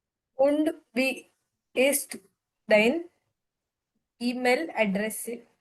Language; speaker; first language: German; non-native, learner; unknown